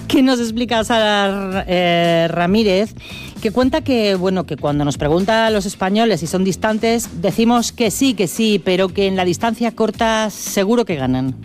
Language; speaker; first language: Spanish; native; Spanish